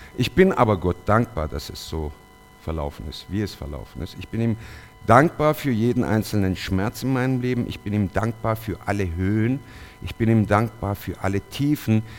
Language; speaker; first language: German; early bilingual, other home language; Turkish